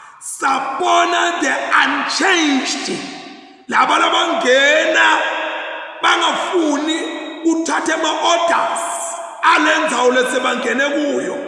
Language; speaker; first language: Zulu; non-native, local second language; Swati